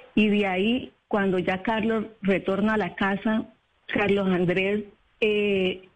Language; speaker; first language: Spanish; native; Spanish